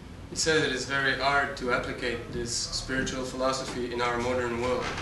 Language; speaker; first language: English; non-native, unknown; French